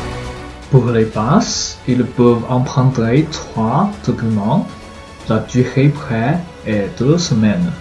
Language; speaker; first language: French; non-native, learner; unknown